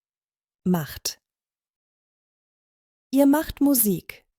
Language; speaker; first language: German; non-native, fluent; Croatian